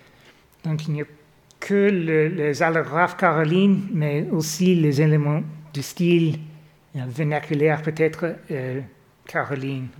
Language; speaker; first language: French; non-native, fluent; English